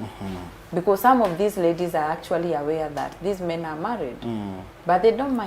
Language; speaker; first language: English; non-native, local second language; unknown